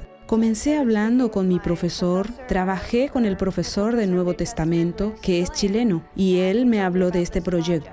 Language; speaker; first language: Spanish; non-native, fluent; English